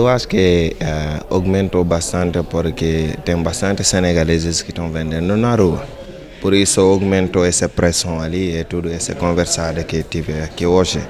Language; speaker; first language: Portuguese; non-native, fluent; Wolof